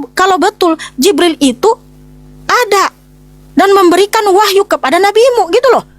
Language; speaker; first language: Indonesian; native; Indonesian